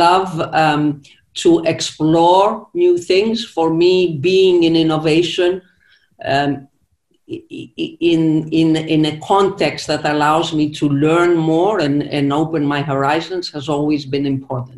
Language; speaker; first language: English; non-native, fluent; Greek